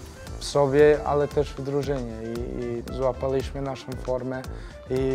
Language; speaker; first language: Polish; non-native, fluent; Serbian